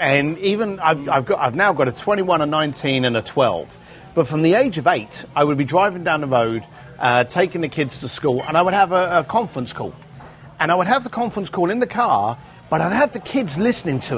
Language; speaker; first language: English; native; English